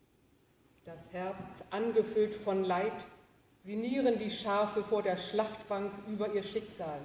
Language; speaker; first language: German; native; German